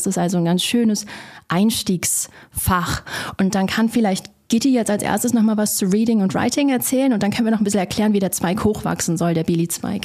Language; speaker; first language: German; native; German